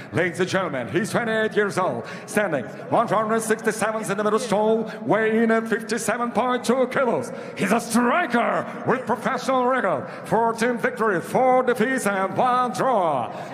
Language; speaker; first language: English; non-native, fluent; Russian